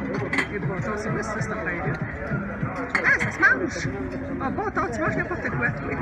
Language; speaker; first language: French; native; French